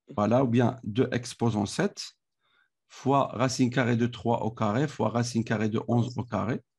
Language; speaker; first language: French; non-native, local second language; Arabic